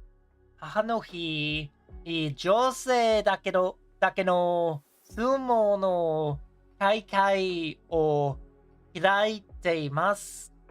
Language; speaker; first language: Japanese; non-native, learner; English